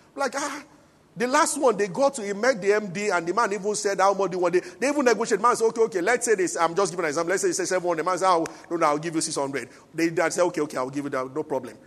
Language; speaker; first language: English; non-native, local second language; Yoruba